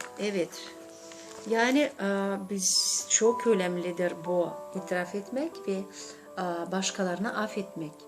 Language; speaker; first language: Turkish; non-native, learner; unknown